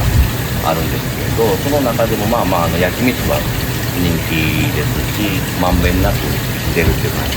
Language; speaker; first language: Japanese; native; Japanese